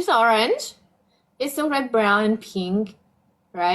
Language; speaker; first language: English; non-native, learner; Thai